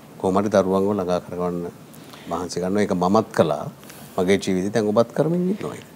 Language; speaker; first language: Sinhala; native; Sinhala